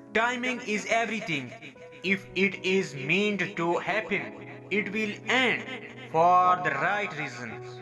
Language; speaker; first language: English; non-native, local second language; Urdu